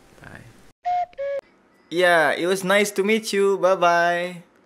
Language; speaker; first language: English; non-native, fluent; Indonesian